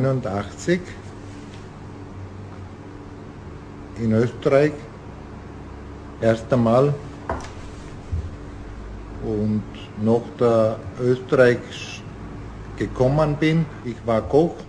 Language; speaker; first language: German; non-native, learner; Turkish